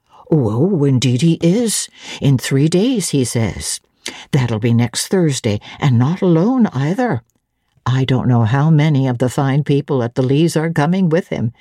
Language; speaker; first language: English; native; English